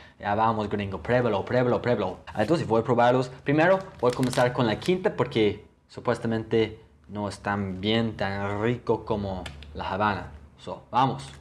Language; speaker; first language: Spanish; non-native, learner; English